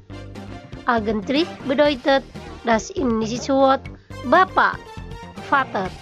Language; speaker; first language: German; non-native, fluent; Indonesian